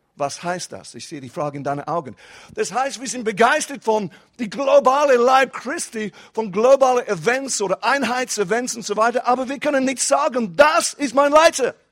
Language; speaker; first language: German; non-native, fluent; English